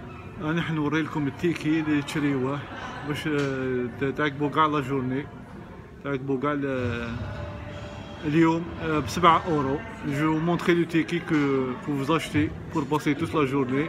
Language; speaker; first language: French; non-native, local second language; Arabic